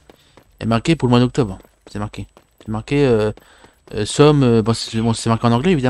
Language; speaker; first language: French; native; French